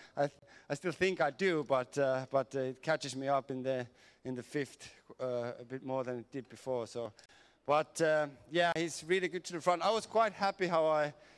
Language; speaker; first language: English; non-native, fluent; Finnish